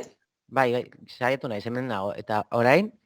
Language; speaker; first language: Basque; non-native, local second language; Spanish